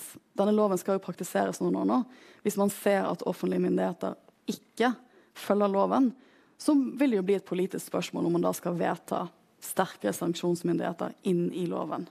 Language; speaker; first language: Norwegian; native; Norwegian